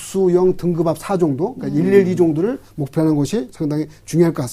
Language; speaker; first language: Korean; native; Korean